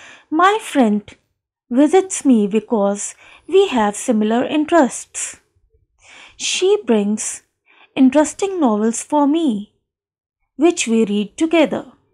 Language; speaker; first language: English; non-native, local second language; Hindi